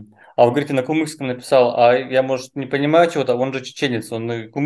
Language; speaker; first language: Russian; native; Russian